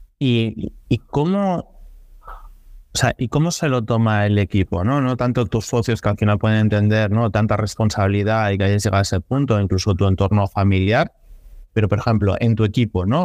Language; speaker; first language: Spanish; native; Spanish